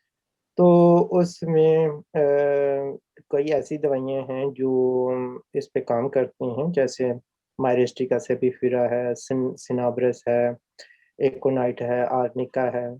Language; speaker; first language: Urdu; native; Urdu